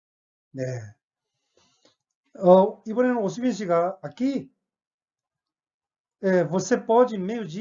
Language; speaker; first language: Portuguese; non-native, fluent; Korean